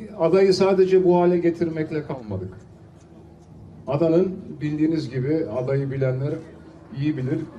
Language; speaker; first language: Turkish; native; Turkish